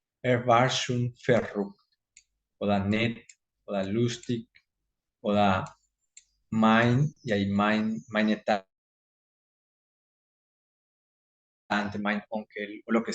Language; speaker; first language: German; non-native, fluent; Spanish